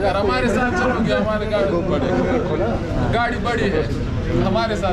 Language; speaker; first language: Hindi; non-native, fluent; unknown